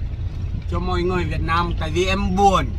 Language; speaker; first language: Vietnamese; non-native, learner; Portuguese